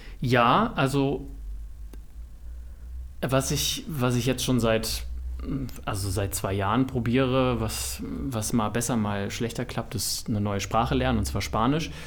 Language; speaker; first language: German; native; German